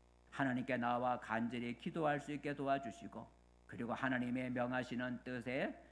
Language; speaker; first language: Korean; native; Korean